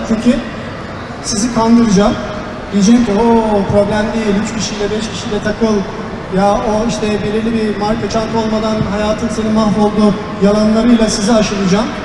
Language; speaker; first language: Turkish; early bilingual, heritage; Turkish